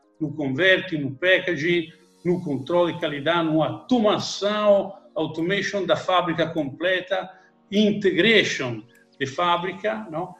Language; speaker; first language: Portuguese; non-native, learner; Italian